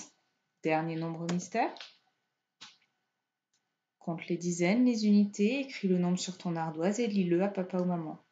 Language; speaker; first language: French; native; French